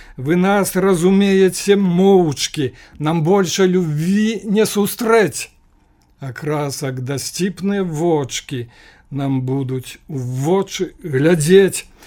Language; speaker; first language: Belarusian; native; Belarusian